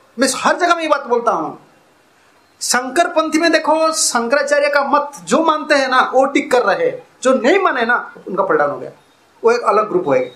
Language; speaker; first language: Hindi; non-native, local second language; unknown